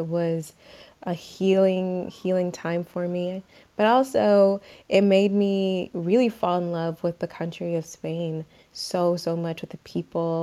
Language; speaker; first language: English; native; English